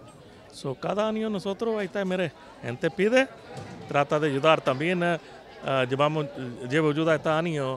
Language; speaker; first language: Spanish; non-native, learner; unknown